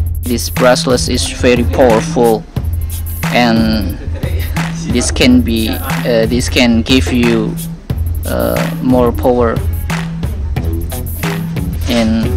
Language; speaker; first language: English; non-native, learner; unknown